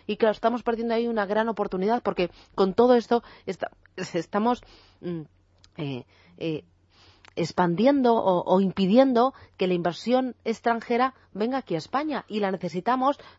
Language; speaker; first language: Spanish; native; Spanish